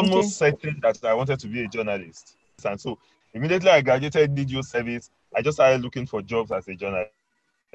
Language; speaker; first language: English; non-native, local second language; Yoruba